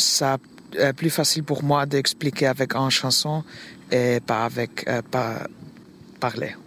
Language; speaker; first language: French; non-native, learner; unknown